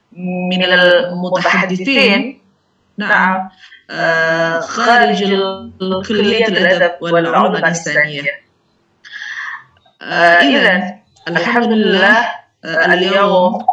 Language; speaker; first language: Arabic; non-native, fluent; Indonesian